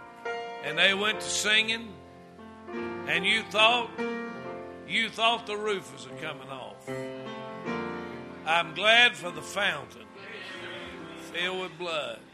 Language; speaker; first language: English; native; English